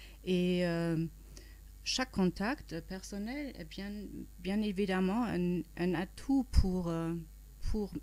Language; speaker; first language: French; non-native, fluent; German